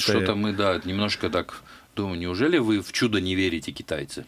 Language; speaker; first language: Russian; native; Russian